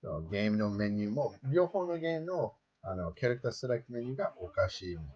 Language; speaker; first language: Japanese; non-native, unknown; English